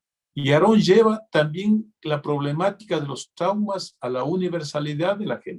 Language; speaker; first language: Spanish; native; Spanish